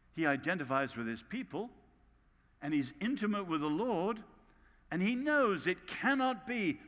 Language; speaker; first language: English; native; English